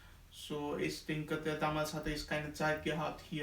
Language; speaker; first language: German; non-native, learner; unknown